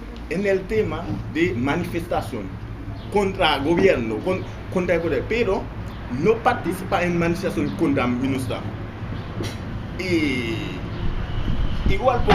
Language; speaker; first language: Spanish; non-native, fluent; Haitian Creole